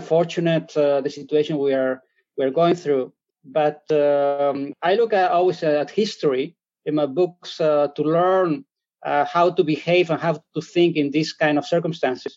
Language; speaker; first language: English; non-native, fluent; Spanish